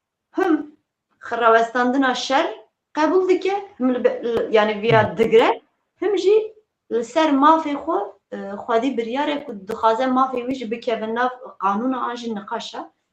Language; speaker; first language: Kurdish; native; Kurdish